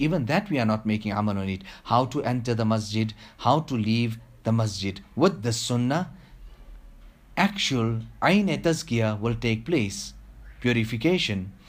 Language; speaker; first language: English; native; English